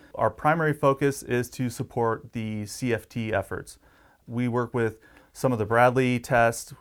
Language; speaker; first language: English; native; English